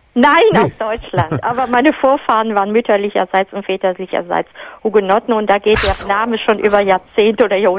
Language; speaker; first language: German; native; German